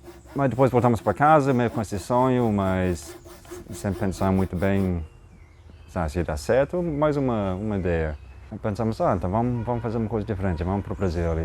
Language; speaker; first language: Portuguese; non-native, fluent; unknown